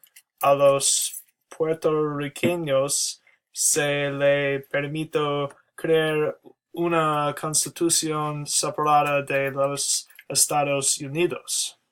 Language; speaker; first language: Spanish; non-native, learner; English